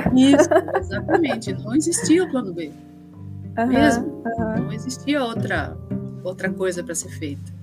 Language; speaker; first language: Portuguese; early bilingual, other home language; Spanish